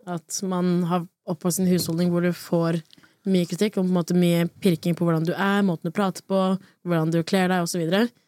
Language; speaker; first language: Norwegian; early bilingual, other home language; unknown